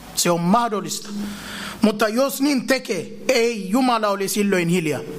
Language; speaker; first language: Finnish; non-native, fluent; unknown